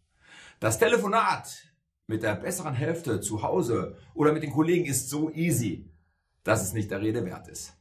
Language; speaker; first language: German; native; German